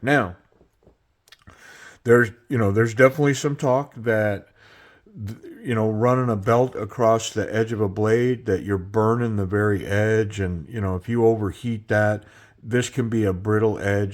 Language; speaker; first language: English; native; English